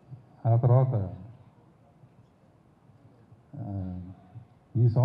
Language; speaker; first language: Telugu; native; Telugu